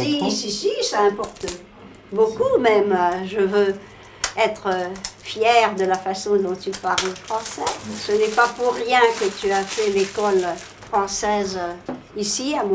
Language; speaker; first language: French; early bilingual, other home language; Russian